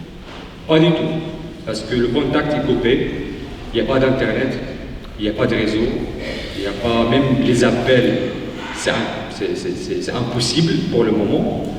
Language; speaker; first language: French; non-native, fluent; Arabic